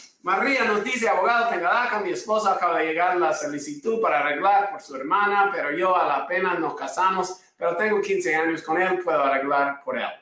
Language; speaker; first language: Spanish; non-native, fluent; English